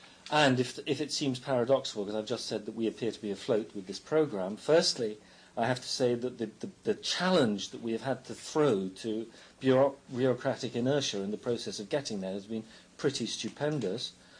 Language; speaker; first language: English; native; English